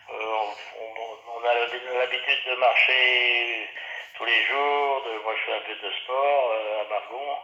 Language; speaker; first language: French; native; French